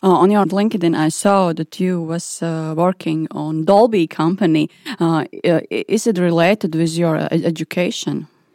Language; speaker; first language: English; non-native, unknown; Latvian